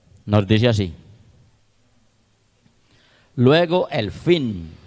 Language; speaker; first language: Spanish; native; Spanish